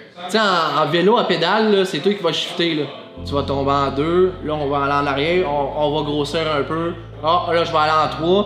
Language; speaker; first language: French; native; French